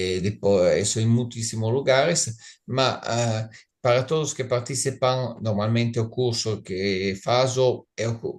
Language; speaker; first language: Spanish; non-native, learner; Italian